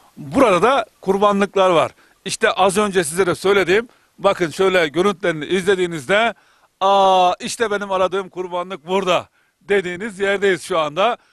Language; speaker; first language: Turkish; native; Turkish